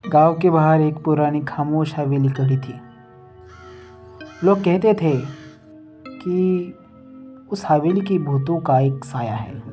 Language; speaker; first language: Hindi; native; Hindi